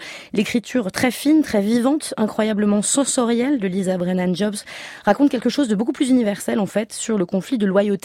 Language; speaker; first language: French; native; French